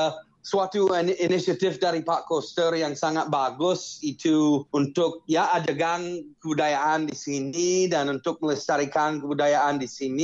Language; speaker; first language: Indonesian; non-native, fluent; English